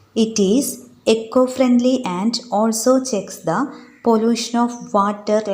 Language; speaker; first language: English; non-native, local second language; Malayalam